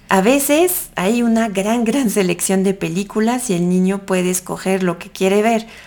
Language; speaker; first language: Spanish; non-native, fluent; French